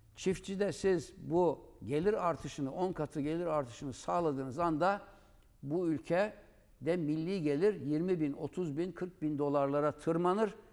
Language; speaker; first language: Turkish; native; Turkish